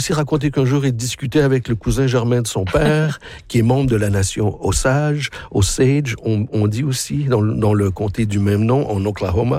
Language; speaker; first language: French; native; French